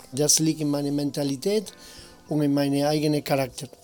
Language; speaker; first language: German; non-native, fluent; Spanish